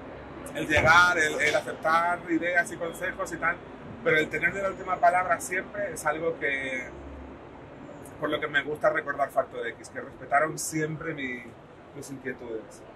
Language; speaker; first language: Spanish; native; Spanish